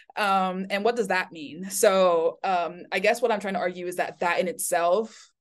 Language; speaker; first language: English; early bilingual, other home language; Chinese